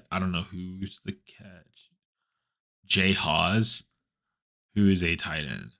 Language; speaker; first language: English; native; English